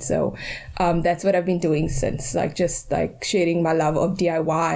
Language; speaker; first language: English; native; English